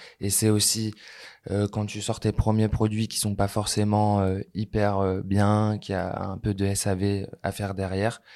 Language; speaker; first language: French; native; French